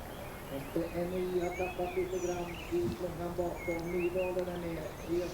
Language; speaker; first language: Swedish; native; Swedish